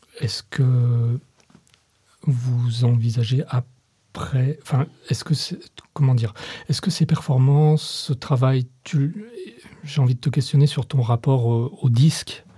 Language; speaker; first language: French; native; French